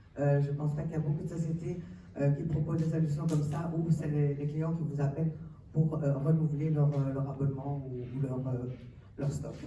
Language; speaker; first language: French; early bilingual, other home language; Arabic